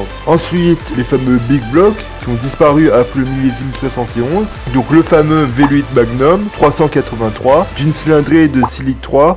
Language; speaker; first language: French; native; French